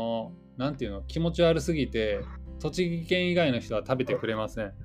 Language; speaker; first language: Japanese; native; Japanese